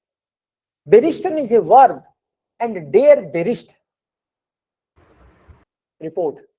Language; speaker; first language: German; non-native, fluent; Hindi